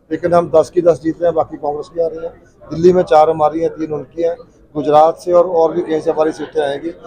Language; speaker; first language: Hindi; non-native, local second language; Punjabi